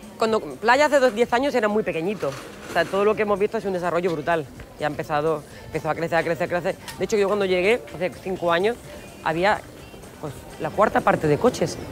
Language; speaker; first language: Spanish; native; Spanish